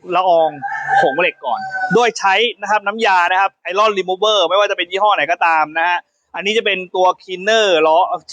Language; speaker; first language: Thai; native; Thai